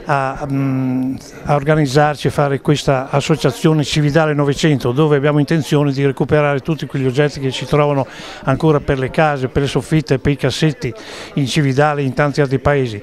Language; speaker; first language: Italian; native; Italian